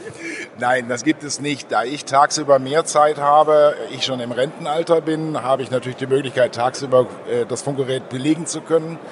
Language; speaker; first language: German; native; German